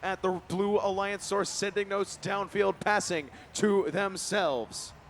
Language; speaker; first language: English; native; English